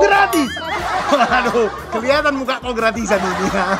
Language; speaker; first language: Indonesian; native; Indonesian